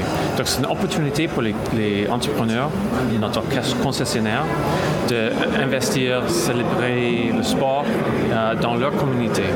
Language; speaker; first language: French; non-native, local second language; English